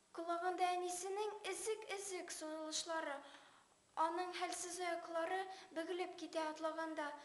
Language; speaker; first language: Tatar; non-native, local second language; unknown